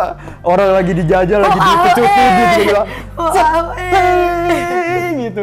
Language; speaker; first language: Indonesian; native; Indonesian